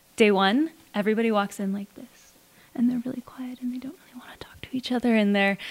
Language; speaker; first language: English; native; English